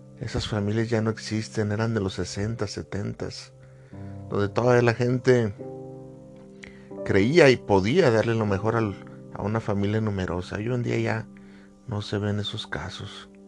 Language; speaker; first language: Spanish; native; Spanish